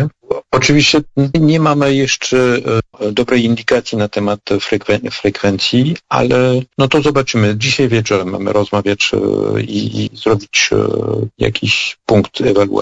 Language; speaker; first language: Polish; non-native, fluent; French